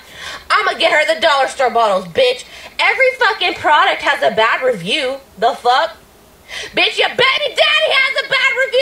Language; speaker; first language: English; native; English